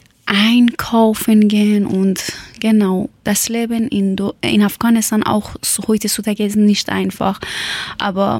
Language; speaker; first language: German; non-native, learner; Persian